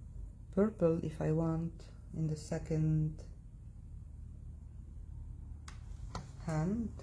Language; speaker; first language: English; non-native, fluent; Arabic